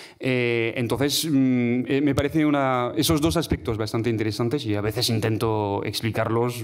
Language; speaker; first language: Spanish; non-native, fluent; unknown